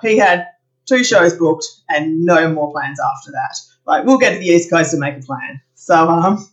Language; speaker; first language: English; native; English